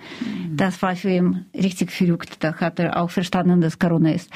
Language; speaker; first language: German; non-native, fluent; Russian